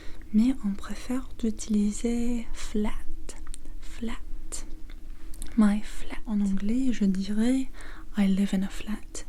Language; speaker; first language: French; non-native, learner; English